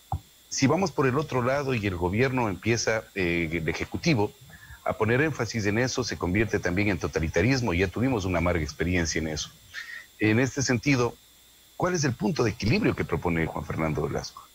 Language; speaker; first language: Spanish; native; Spanish